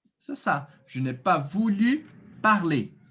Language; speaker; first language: French; non-native, fluent; Portuguese